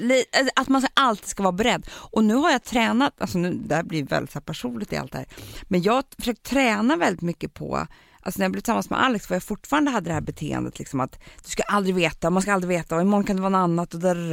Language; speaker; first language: Swedish; native; Swedish